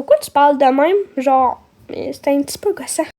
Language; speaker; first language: French; native; French